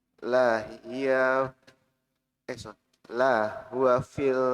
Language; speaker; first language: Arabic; non-native, learner; Indonesian